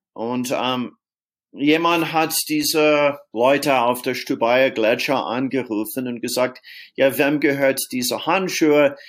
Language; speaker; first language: German; non-native, fluent; English